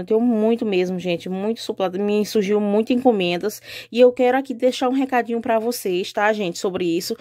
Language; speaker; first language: Portuguese; native; Portuguese